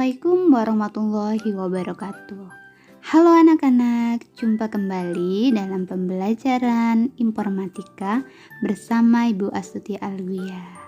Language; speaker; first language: Indonesian; native; Indonesian